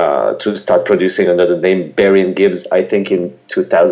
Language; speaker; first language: English; non-native, fluent; French